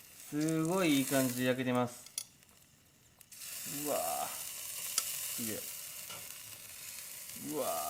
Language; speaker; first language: Japanese; native; Japanese